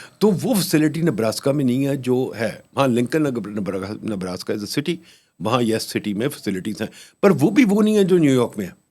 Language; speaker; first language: Urdu; native; Urdu